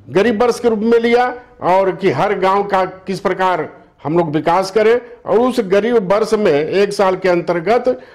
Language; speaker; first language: Hindi; native; Hindi